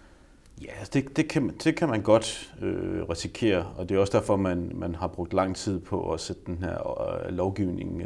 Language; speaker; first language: Danish; native; Danish